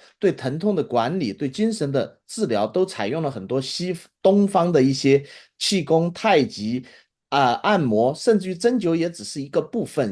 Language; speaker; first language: Chinese; native; Chinese